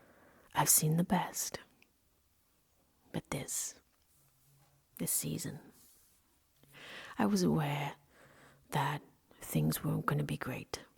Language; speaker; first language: English; non-native, local second language; Welsh